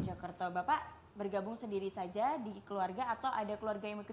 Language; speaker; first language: Indonesian; native; Indonesian